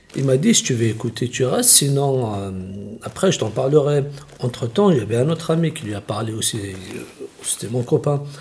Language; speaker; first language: French; non-native, local second language; Kabyle